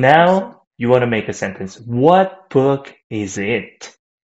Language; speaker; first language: English; non-native, fluent; Korean